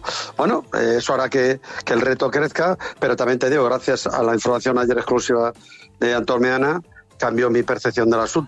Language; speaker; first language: Spanish; native; Spanish